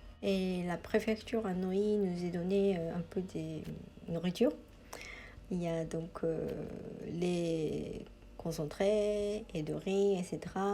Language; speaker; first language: French; non-native, fluent; Japanese